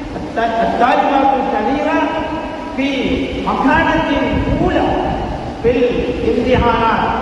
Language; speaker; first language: Arabic; non-native, learner; Tamil